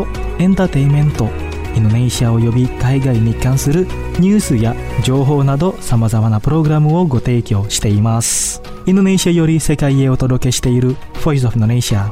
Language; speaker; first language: Japanese; non-native, fluent; Indonesian